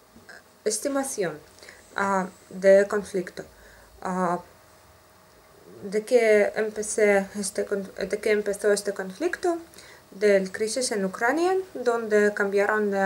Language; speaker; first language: Spanish; non-native, learner; Russian